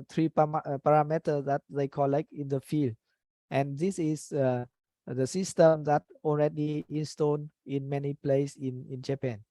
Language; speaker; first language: English; non-native, fluent; Vietnamese